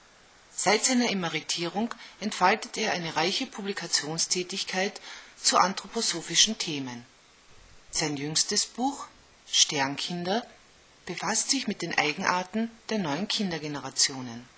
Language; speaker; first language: German; native; German